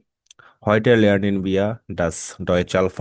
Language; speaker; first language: German; non-native, fluent; Bangla